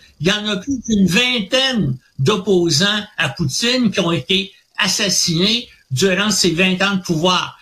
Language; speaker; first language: French; native; French